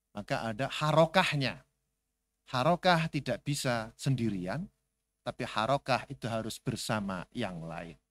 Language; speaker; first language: Indonesian; native; Indonesian